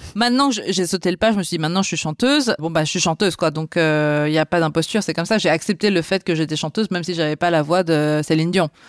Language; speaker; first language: French; native; French